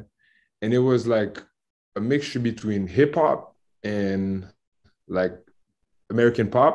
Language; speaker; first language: English; non-native, fluent; Haitian Creole